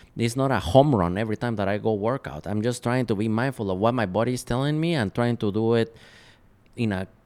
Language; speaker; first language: English; non-native, fluent; Spanish